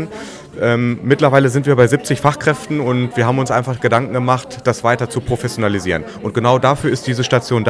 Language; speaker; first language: German; native; German